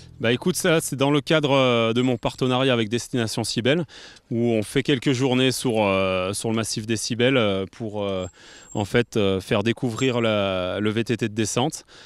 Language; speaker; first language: French; native; French